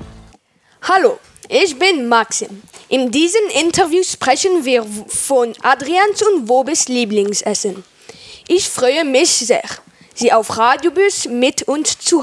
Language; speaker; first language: German; non-native, learner; French